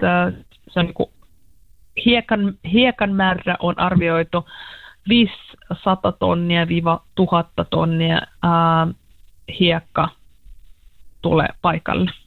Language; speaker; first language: Finnish; non-native, learner; Russian